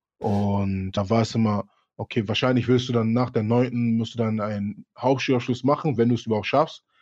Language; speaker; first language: German; early bilingual, other home language; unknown